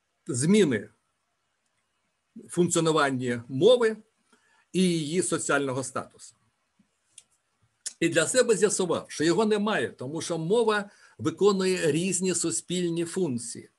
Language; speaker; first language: Ukrainian; native; Ukrainian